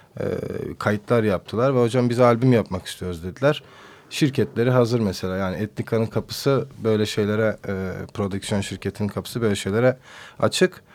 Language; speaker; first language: Turkish; non-native, local second language; Kurdish